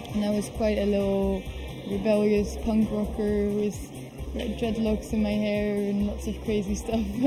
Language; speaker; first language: English; non-native, fluent; Dutch